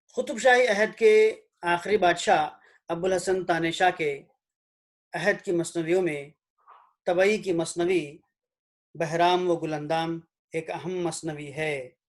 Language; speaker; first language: Urdu; native; Urdu